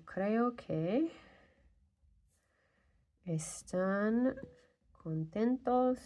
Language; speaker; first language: Spanish; non-native, fluent; English